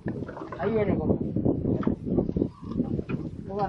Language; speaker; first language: Spanish; native; Spanish